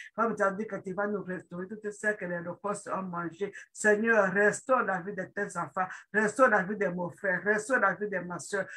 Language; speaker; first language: French; non-native, local second language; Lingala